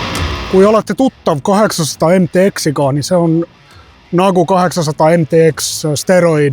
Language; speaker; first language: Estonian; non-native, learner; Finnish